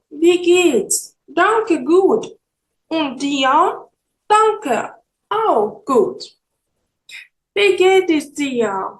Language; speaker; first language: German; non-native, fluent; Ukrainian